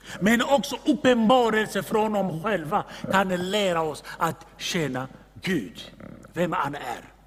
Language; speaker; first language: Swedish; non-native, fluent; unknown